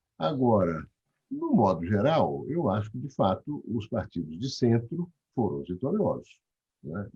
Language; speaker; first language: Portuguese; native; Portuguese